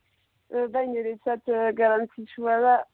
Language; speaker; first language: Basque; non-native, local second language; French